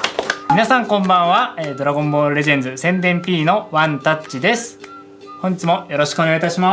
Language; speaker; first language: Japanese; native; Japanese